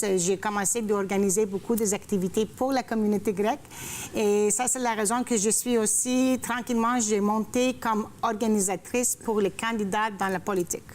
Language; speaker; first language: French; non-native, fluent; Greek